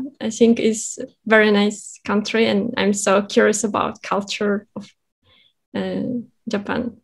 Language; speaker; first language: English; non-native, fluent; Kazakh